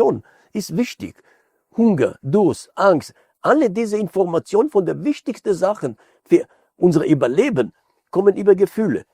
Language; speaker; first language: German; non-native, fluent; Hebrew